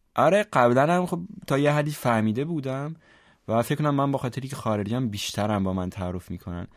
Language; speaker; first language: Persian; non-native, fluent; German